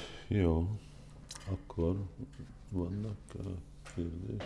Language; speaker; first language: Hungarian; early bilingual, heritage; Hungarian